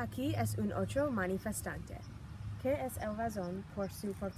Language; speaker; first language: Spanish; non-native, learner; English